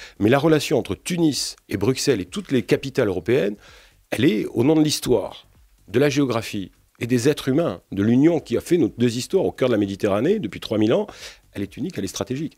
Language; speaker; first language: French; native; French